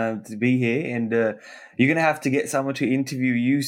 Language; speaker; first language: English; non-native, local second language; Urdu